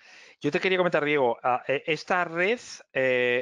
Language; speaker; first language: Spanish; native; Spanish